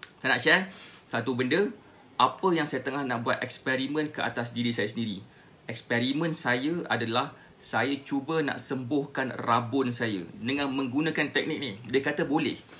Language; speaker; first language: Malay; native; Malay